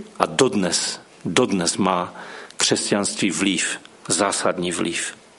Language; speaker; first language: Czech; non-native, local second language; Polish